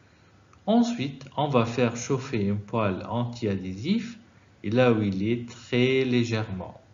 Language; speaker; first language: French; non-native, fluent; Arabic